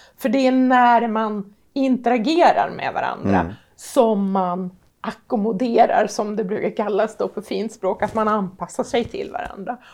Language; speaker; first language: Swedish; native; Swedish